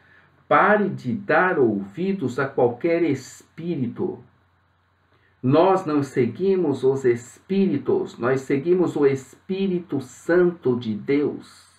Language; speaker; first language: Portuguese; native; Portuguese